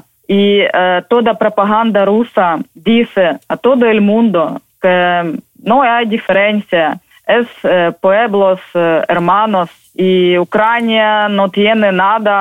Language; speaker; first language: Spanish; non-native, learner; Ukrainian